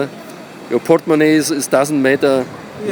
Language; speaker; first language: English; non-native, learner; German